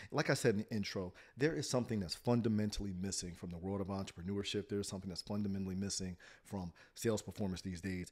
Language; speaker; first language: English; native; English